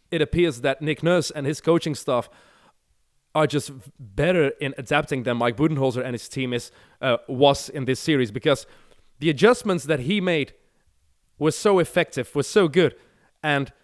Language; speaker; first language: English; non-native, fluent; Dutch